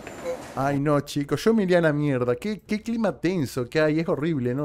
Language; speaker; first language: Spanish; native; Spanish